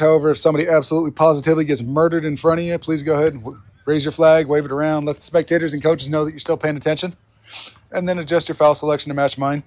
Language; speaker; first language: English; native; English